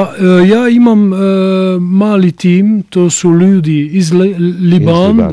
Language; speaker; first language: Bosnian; non-native, learner; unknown